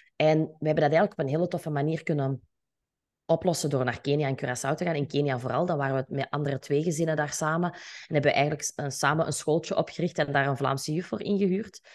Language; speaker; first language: Dutch; native; Dutch